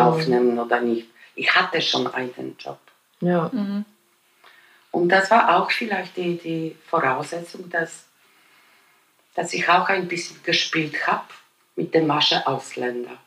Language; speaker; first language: German; non-native, fluent; Polish